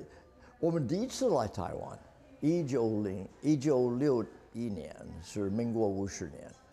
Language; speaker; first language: Chinese; non-native, fluent; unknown